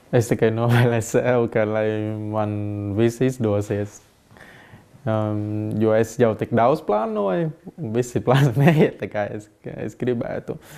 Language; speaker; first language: Latvian; non-native, learner; Vietnamese